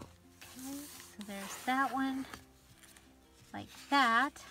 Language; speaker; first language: English; native; English